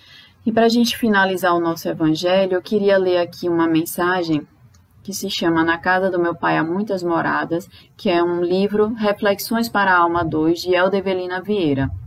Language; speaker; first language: Portuguese; native; Portuguese